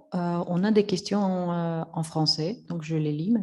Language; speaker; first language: French; non-native, fluent; Russian